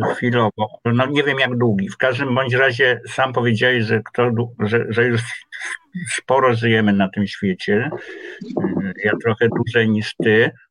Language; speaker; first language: Polish; native; Polish